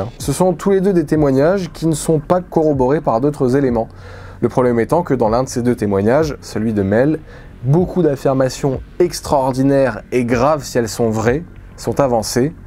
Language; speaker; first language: French; native; French